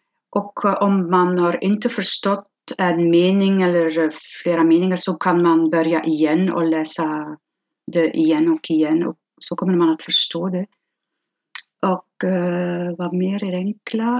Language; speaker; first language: Swedish; non-native, learner; Dutch